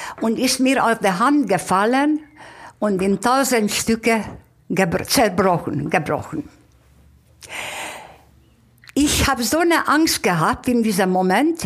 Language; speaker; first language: German; non-native, fluent; Hungarian